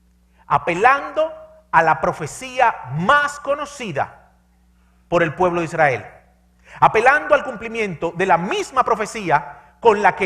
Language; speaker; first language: Spanish; native; Spanish